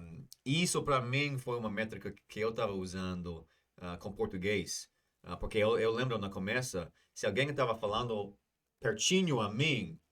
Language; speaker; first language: Portuguese; non-native, fluent; English